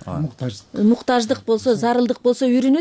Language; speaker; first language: Kyrgyz; native; Kyrgyz